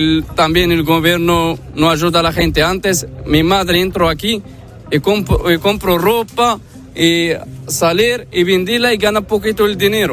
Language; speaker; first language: Spanish; non-native, learner; Arabic